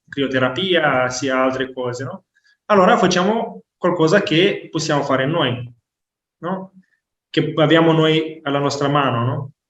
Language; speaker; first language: Italian; non-native, fluent; Romanian